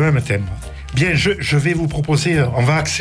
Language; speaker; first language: French; native; French